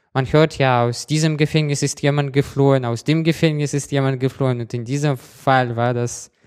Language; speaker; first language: German; non-native, fluent; Russian